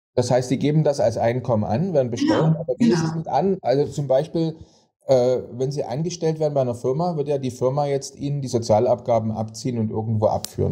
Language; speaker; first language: German; native; German